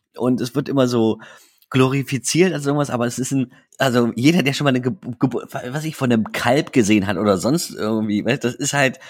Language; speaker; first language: German; native; German